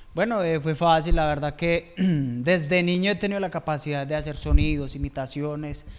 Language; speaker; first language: Spanish; native; Spanish